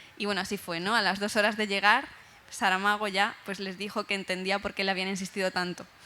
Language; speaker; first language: Spanish; native; Spanish